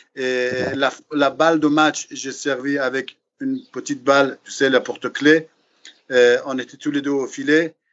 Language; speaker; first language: French; non-native, fluent; Persian